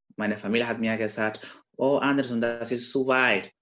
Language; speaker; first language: German; non-native, learner; Spanish